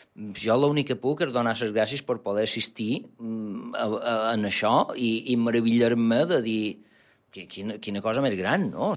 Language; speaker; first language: Catalan; non-native, local second language; Spanish